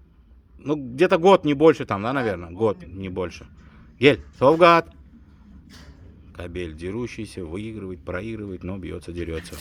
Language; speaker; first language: Russian; native; Russian